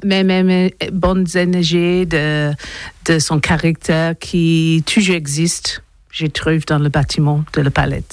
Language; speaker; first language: French; non-native, learner; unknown